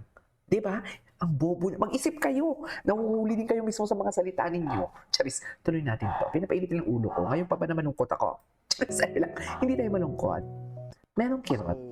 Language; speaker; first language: Filipino; native; Filipino